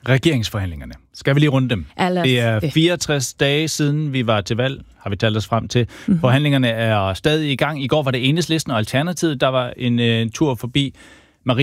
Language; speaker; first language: Danish; native; Danish